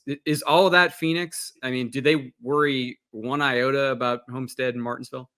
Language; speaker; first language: English; native; English